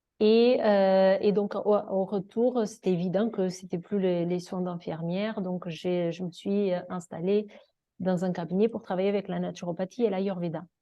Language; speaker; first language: French; non-native, fluent; Portuguese